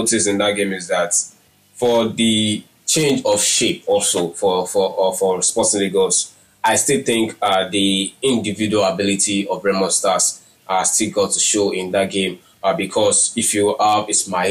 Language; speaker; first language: English; non-native, local second language; Yoruba